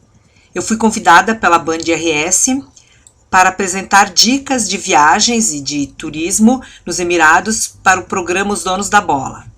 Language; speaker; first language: Portuguese; native; Portuguese